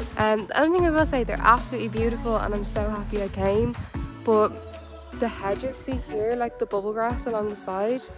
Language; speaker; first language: English; native; English